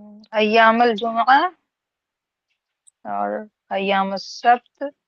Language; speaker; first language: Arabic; non-native, learner; Urdu